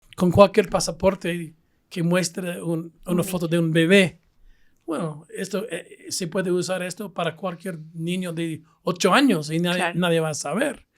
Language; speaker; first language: Spanish; non-native, fluent; English